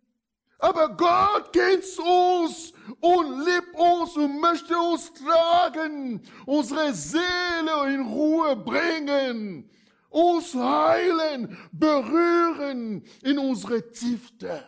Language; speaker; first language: German; non-native, fluent; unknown